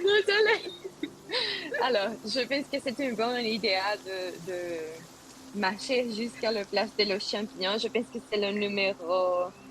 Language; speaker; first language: French; non-native, learner; Spanish